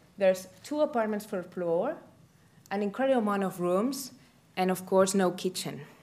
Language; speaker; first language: English; non-native, fluent; Catalan